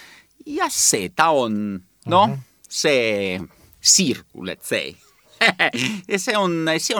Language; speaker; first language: Estonian; non-native, learner; Italian